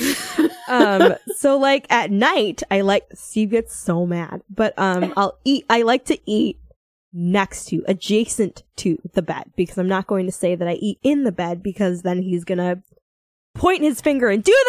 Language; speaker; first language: English; native; English